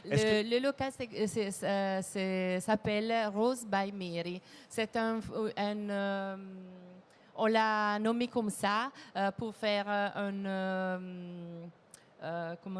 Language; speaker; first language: French; non-native, fluent; Italian